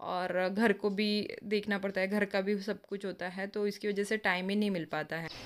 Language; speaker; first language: Hindi; non-native, local second language; Marathi